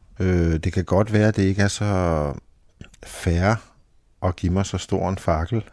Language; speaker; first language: Danish; native; Danish